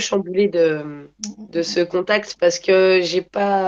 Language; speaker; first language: French; native; French